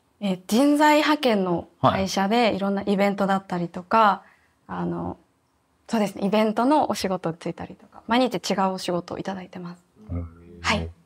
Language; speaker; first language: Japanese; native; Japanese